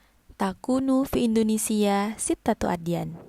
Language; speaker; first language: Arabic; non-native, fluent; Indonesian